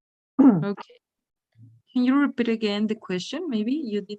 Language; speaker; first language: English; non-native, fluent; Spanish